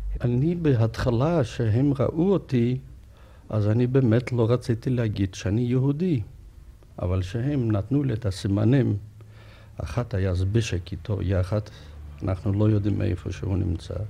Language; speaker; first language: Hebrew; non-native, fluent; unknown